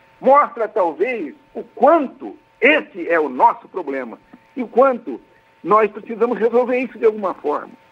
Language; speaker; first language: Portuguese; native; Portuguese